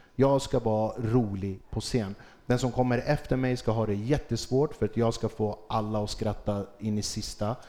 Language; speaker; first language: Swedish; early bilingual, other home language; Kurdish